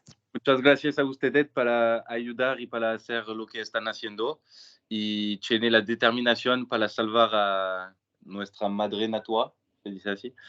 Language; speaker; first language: Spanish; non-native, learner; French